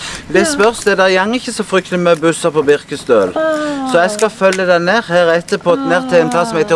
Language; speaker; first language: Norwegian; native; Norwegian